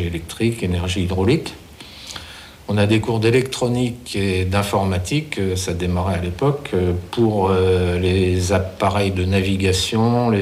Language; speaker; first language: French; native; French